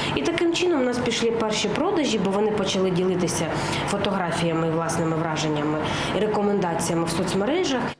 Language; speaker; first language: Ukrainian; native; Ukrainian